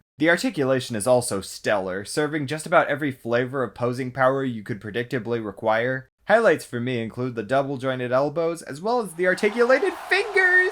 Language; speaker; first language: English; native; English